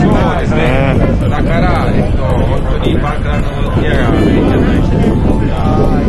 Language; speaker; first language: Japanese; non-native, learner; English